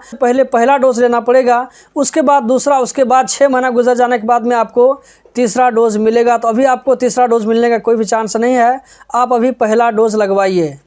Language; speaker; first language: Hindi; native; Hindi